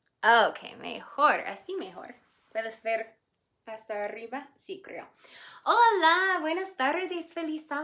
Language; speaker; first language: Spanish; non-native, fluent; English